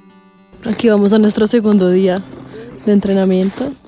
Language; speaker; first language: Spanish; native; Spanish